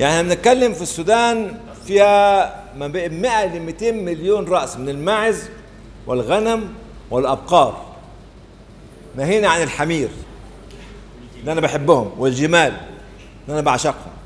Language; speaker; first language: Arabic; native; Arabic